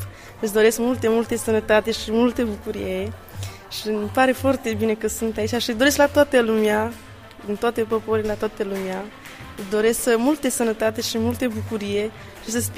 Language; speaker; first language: Romanian; non-native, local second language; Romany